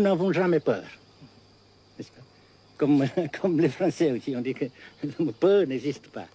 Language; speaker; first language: French; non-native, local second language; Vietnamese